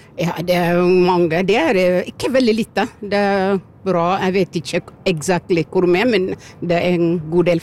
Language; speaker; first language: Norwegian; non-native, learner; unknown